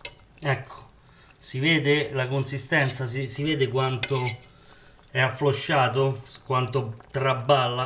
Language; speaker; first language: Italian; native; Italian